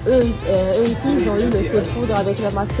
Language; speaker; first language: French; non-native, local second language; Arabic